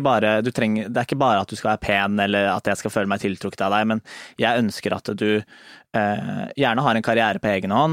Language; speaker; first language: Norwegian; native; Norwegian